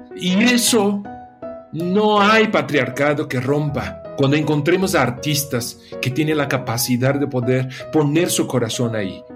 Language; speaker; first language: Spanish; non-native, fluent; Portuguese